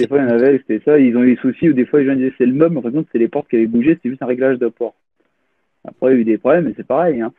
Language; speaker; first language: French; native; French